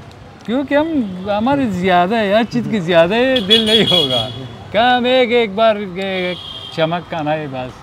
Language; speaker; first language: Hindi; non-native, learner; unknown